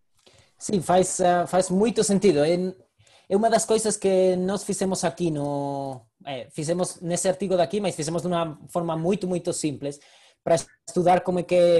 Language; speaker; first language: Portuguese; non-native, fluent; Spanish